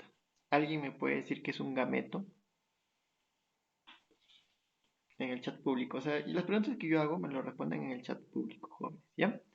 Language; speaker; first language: Spanish; native; Spanish